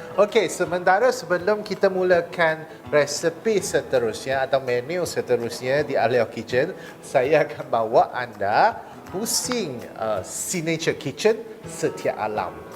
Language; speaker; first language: Malay; non-native, local second language; Chinese